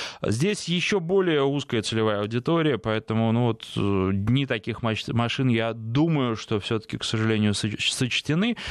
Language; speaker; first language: Russian; native; Russian